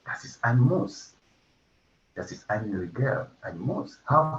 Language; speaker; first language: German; non-native, fluent; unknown